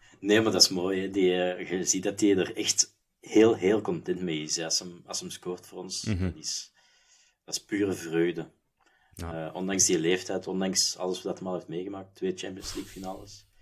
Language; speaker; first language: Dutch; native; Dutch